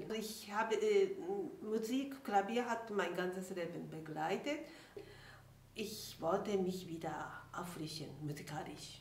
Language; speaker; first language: German; non-native, fluent; Japanese